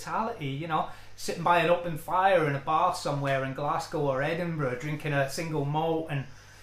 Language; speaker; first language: English; native; English